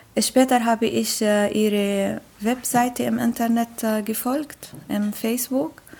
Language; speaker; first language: German; non-native, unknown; Arabic